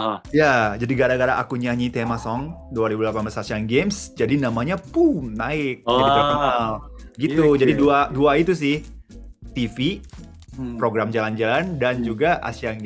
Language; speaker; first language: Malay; non-native, fluent; Japanese